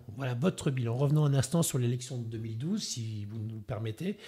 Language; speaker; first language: French; native; French